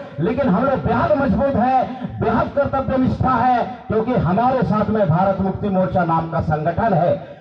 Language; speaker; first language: Hindi; non-native, local second language; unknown